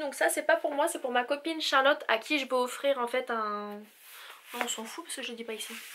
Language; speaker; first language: French; native; French